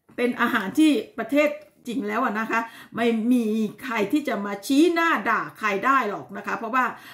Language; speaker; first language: Thai; native; Thai